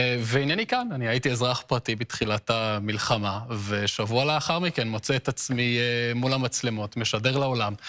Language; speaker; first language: Hebrew; early bilingual, heritage; Hebrew